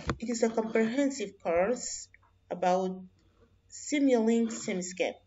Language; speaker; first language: English; non-native, fluent; Arabic